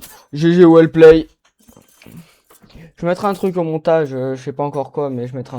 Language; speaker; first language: French; native; French